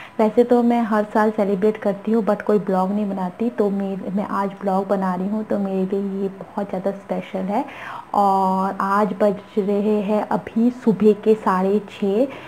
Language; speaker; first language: Hindi; non-native, local second language; Bangla